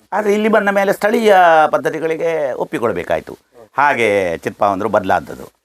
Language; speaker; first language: Kannada; non-native, local second language; Konkani